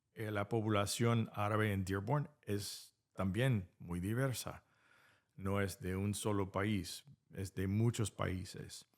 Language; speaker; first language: Spanish; non-native, fluent; English